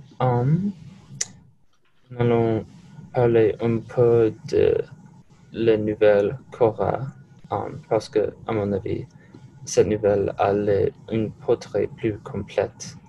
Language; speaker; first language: French; non-native, learner; English